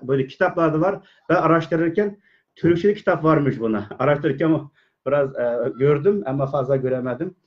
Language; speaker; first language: Turkish; non-native, learner; Uyghur